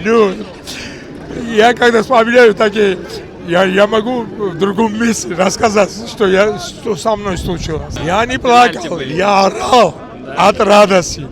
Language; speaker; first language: Russian; non-native, local second language; Georgian